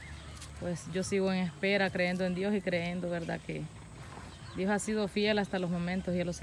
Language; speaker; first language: Spanish; native; Spanish